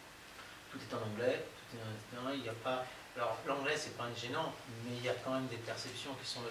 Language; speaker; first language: French; native; French